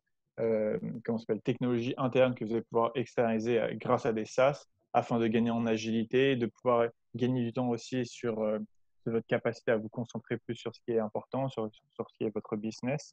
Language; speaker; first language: French; native; French